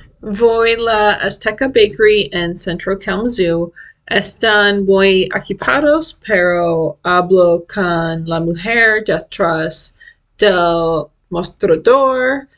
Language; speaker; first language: Spanish; non-native, learner; English